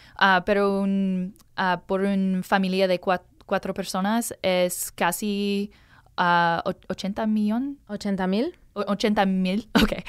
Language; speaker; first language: Spanish; non-native, learner; English